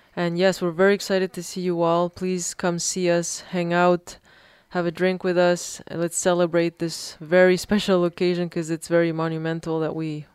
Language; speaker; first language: English; early bilingual, other home language; Spanish